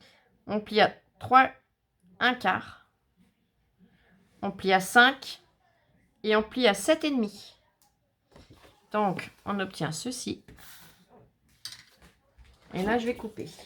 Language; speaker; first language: French; native; French